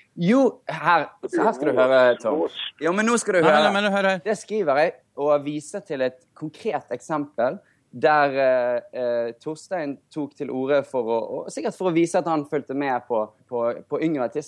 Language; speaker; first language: Norwegian; native; Norwegian